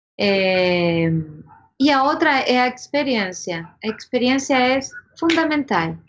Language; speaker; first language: Portuguese; non-native, fluent; Spanish